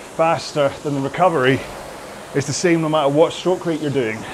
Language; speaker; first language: English; native; English